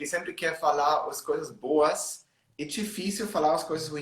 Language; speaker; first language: Portuguese; non-native, learner; German